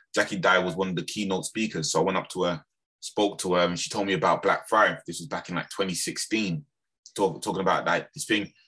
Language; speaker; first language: English; native; English